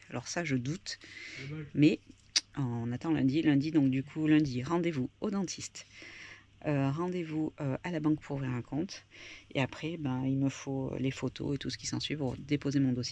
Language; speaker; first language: French; native; French